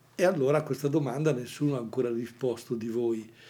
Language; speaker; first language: Italian; native; Italian